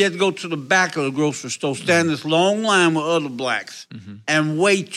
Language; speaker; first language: English; native; English